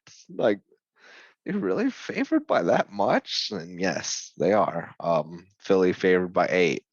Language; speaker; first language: English; native; English